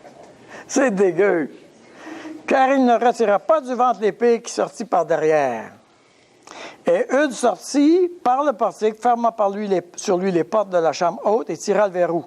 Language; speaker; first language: French; native; French